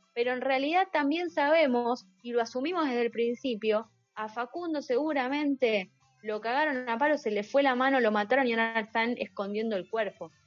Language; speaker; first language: Spanish; native; Spanish